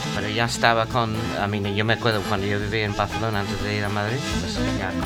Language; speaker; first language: Spanish; non-native, fluent; English